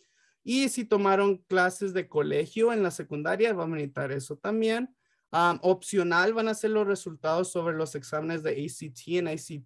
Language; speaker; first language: Spanish; early bilingual, heritage; Spanish